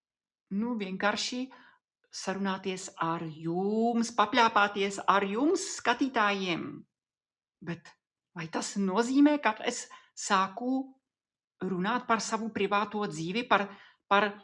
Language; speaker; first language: Latvian; non-native, fluent; Czech